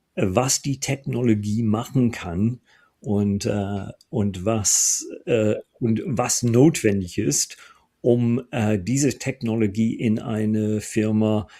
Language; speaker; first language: German; non-native, fluent; English